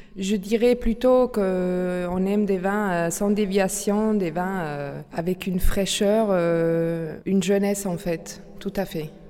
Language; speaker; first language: French; non-native, local second language; Swiss German